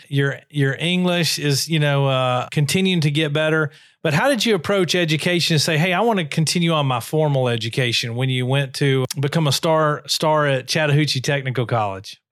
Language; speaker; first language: English; native; English